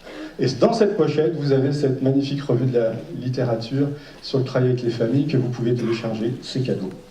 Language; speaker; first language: French; native; French